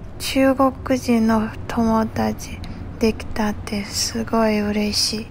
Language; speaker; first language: Japanese; non-native, learner; Chinese